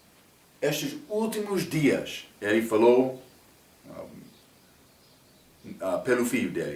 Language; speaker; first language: Portuguese; non-native, fluent; English